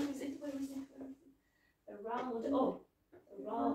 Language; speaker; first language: English; non-native, fluent; Russian